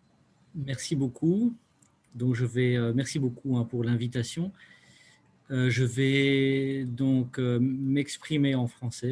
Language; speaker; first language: French; native; French